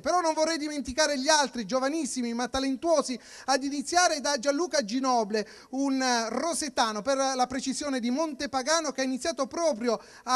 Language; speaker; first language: Italian; native; Italian